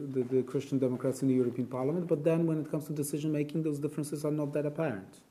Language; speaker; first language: English; non-native, fluent; Polish